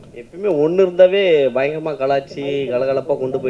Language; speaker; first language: Tamil; native; Tamil